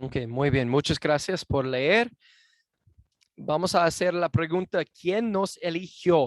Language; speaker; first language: Spanish; non-native, fluent; English